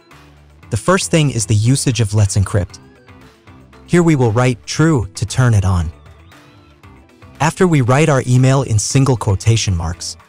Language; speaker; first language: English; non-native, fluent; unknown